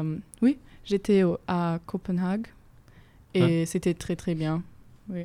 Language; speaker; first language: French; non-native, fluent; German